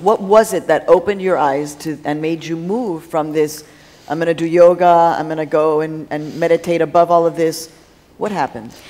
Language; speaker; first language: English; early bilingual, other home language; Spanish